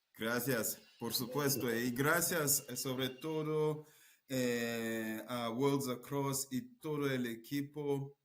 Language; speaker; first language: Spanish; non-native, learner; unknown